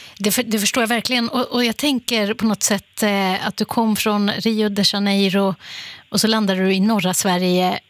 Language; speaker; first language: Swedish; native; Swedish